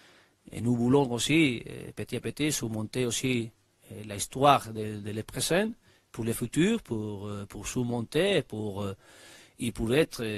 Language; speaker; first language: French; non-native, learner; Spanish